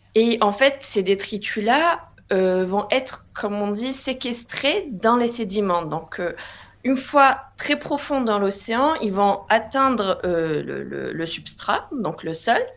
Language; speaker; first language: French; non-native, local second language; Arabic